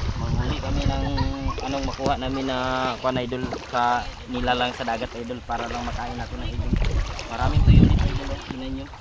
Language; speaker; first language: Filipino; non-native, local second language; Cebuano